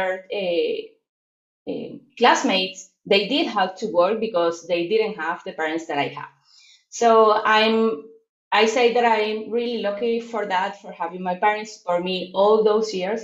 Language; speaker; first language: English; non-native, fluent; Spanish